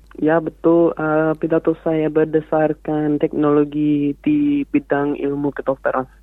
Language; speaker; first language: Indonesian; non-native, fluent; English